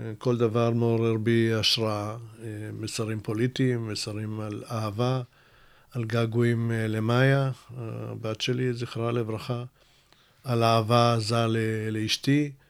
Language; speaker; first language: Hebrew; early bilingual, other home language; Russian